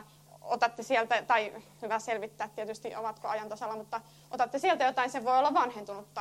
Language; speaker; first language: Finnish; native; Finnish